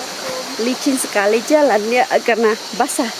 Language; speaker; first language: Indonesian; non-native, learner; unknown